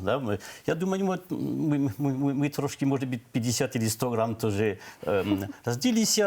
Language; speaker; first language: Ukrainian; non-native, learner; French